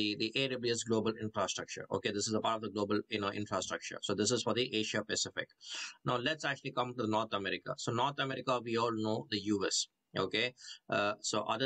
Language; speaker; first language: English; non-native, local second language; Tamil